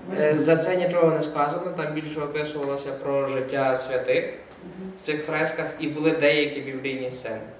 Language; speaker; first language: Ukrainian; native; Ukrainian